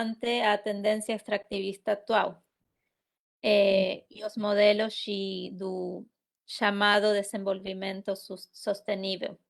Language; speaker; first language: Portuguese; non-native, fluent; Spanish